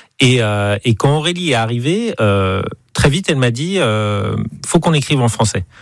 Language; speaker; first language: French; native; French